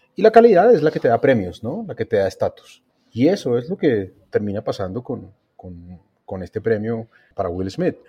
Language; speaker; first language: Spanish; native; Spanish